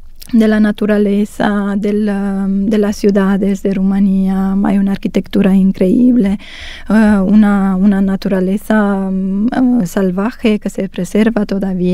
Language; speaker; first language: Spanish; non-native, fluent; Romanian